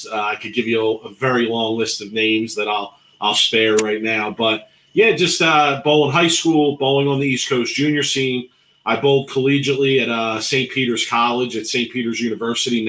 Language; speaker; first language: English; native; English